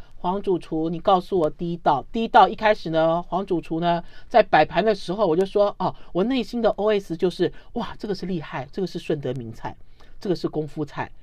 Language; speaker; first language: Chinese; native; Chinese